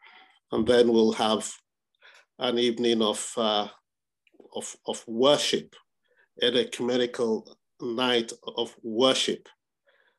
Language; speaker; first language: English; non-native, local second language; Igbo